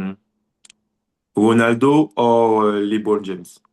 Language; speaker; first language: English; non-native, learner; French